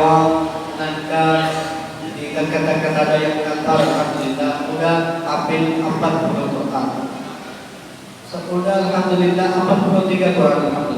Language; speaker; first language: Indonesian; non-native, learner; Urdu